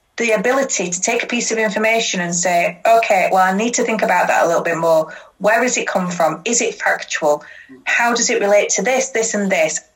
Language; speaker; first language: English; native; English